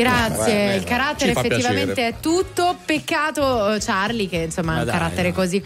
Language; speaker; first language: Italian; native; Italian